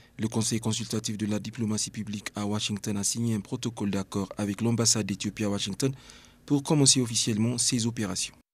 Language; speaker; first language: French; non-native, fluent; Amharic